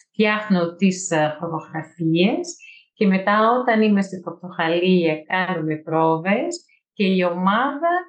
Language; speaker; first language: Greek; non-native, fluent; Portuguese